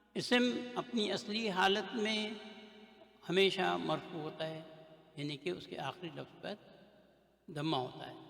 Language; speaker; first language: Urdu; native; Urdu